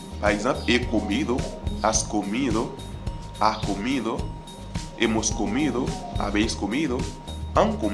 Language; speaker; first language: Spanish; non-native, fluent; Haitian Creole